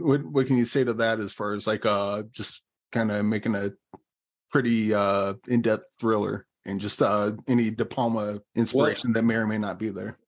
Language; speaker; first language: English; native; English